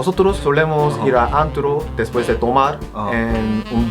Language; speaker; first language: Spanish; non-native, fluent; Korean